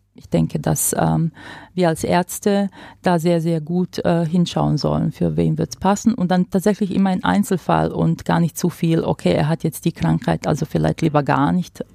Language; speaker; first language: German; non-native, fluent; Croatian